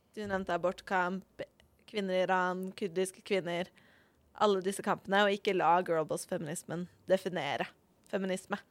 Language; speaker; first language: Norwegian; native; Norwegian